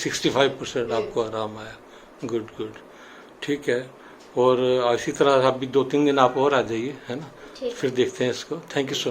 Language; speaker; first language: Hindi; native; Hindi